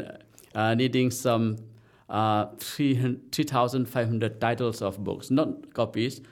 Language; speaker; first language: English; non-native, local second language; Khasi